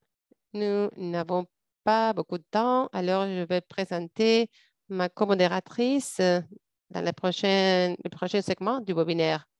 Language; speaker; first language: French; non-native, fluent; English